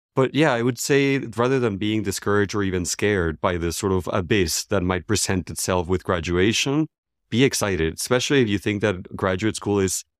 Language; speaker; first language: English; non-native, fluent; Spanish